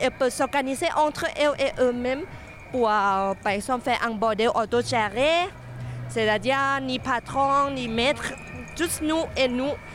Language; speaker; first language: French; non-native, fluent; Thai